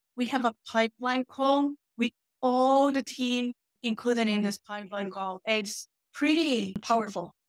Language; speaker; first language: English; non-native, fluent; Portuguese